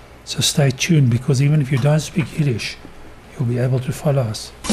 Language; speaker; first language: English; native; English